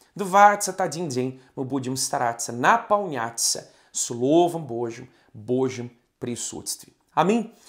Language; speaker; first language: Russian; non-native, fluent; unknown